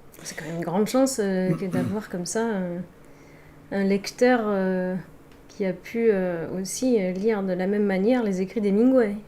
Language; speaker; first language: French; native; French